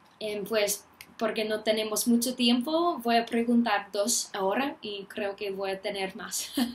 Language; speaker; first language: Spanish; non-native, learner; English